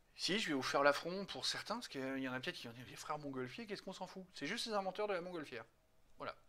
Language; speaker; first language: French; native; French